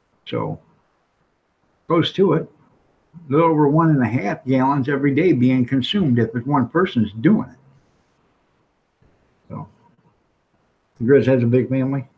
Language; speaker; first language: English; native; English